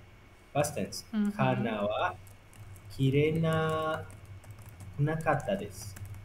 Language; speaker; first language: Japanese; non-native, learner; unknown